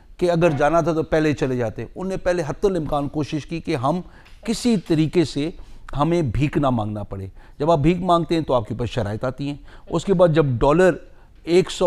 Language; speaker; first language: Urdu; non-native, local second language; Punjabi